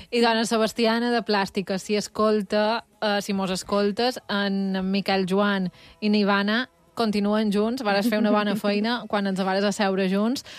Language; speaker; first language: Catalan; native; Catalan